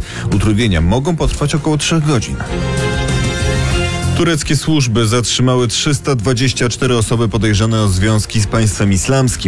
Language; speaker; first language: Polish; native; Polish